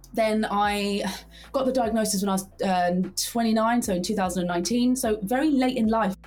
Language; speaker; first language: English; early bilingual, heritage; English